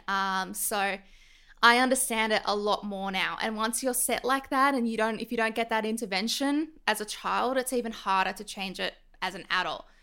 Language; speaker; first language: English; native; English